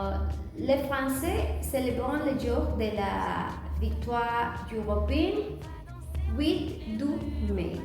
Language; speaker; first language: French; non-native, learner; Spanish